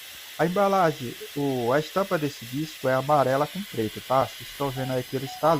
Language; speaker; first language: Portuguese; native; Portuguese